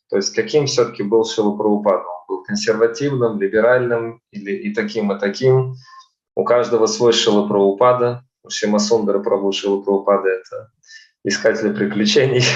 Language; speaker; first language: Russian; native; Russian